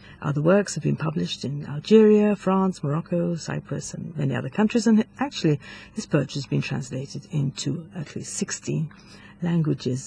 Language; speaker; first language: English; non-native, local second language; Maltese